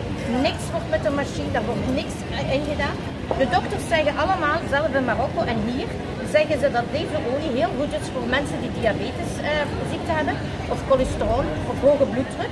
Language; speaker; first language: Dutch; non-native, fluent; Arabic